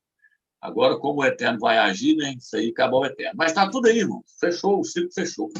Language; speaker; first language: Portuguese; native; Portuguese